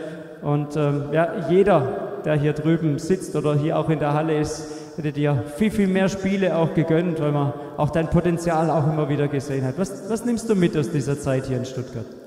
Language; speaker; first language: German; native; German